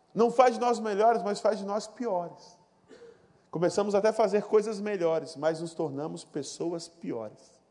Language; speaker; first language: Portuguese; native; Portuguese